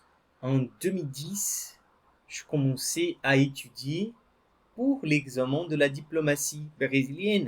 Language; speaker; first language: French; non-native, fluent; Portuguese